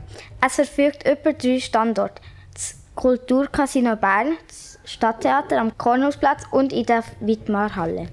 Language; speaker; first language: German; native; German